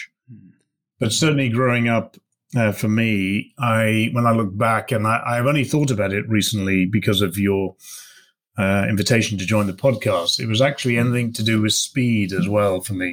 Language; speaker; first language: English; native; English